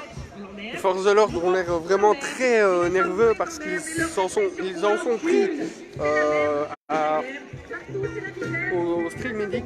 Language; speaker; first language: French; native; French